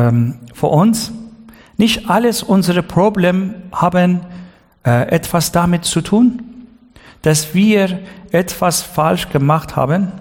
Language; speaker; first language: German; non-native, learner; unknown